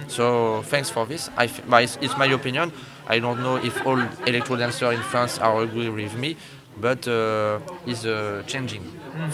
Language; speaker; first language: English; non-native, learner; French